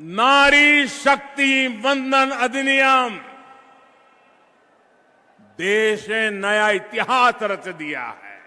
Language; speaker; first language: Hindi; non-native, local second language; Gujarati